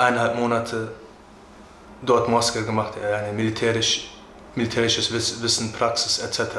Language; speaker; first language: German; early bilingual, other home language; Turkish